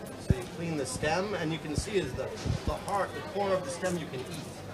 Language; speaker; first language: English; native; English